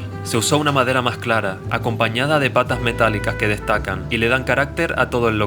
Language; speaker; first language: Spanish; native; Spanish